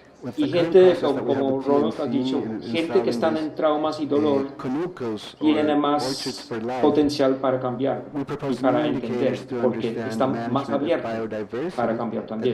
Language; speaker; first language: Spanish; non-native, fluent; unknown